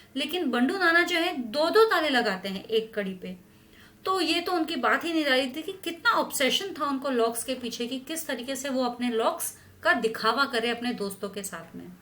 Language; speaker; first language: Hindi; non-native, local second language; Marathi